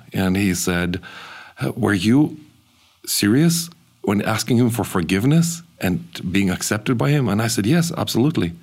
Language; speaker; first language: English; early bilingual, other home language; German